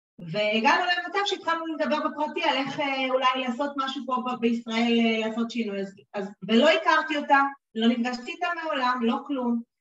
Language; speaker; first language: Hebrew; native; Hebrew